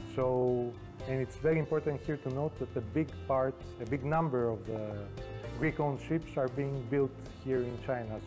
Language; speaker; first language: English; non-native, fluent; Greek